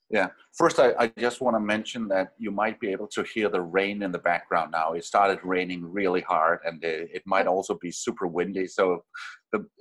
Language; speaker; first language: English; non-native, fluent; Danish